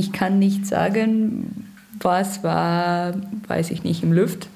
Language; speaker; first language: German; non-native, learner; Russian